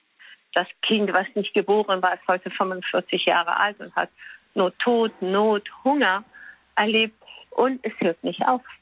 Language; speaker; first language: German; non-native, fluent; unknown